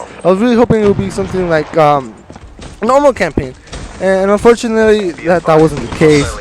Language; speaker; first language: English; native; English